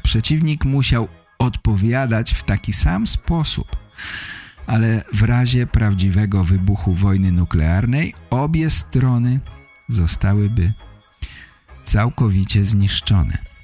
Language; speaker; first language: Polish; native; Polish